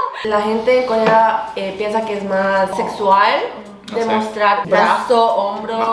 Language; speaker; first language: Spanish; early bilingual, heritage; Korean